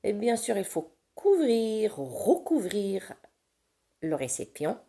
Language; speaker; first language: French; non-native, local second language; Arabic